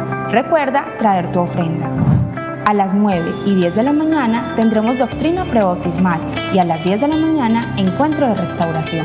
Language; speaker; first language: Spanish; native; Spanish